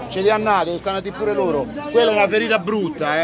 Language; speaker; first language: Italian; native; Italian